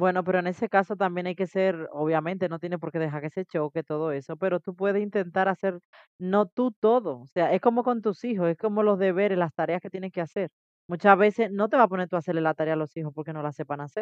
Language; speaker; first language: Spanish; native; Spanish